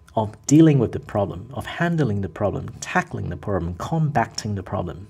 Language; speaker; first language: English; non-native, local second language; Cantonese